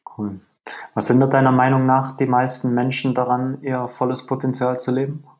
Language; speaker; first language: German; native; German